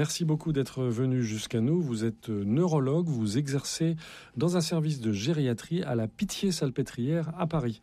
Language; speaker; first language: French; native; French